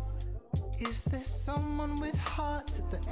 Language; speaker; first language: English; native; English